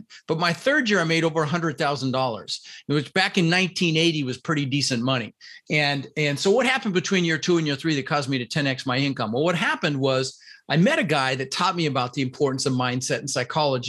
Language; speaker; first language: English; early bilingual, other home language; Dutch